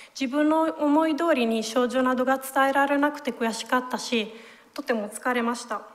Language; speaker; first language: Japanese; non-native, fluent; Italian